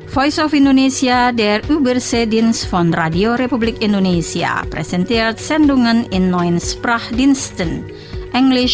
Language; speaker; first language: German; non-native, fluent; Indonesian